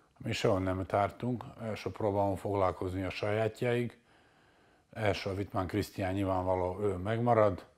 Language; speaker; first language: Hungarian; non-native, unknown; Serbian